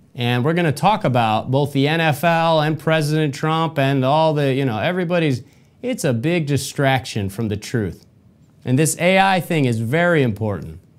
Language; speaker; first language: English; native; English